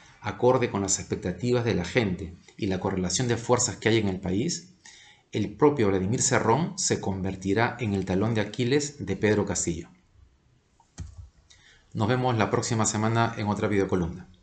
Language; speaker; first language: Spanish; native; Spanish